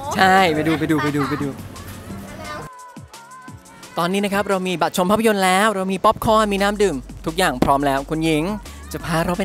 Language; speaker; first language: Thai; native; Thai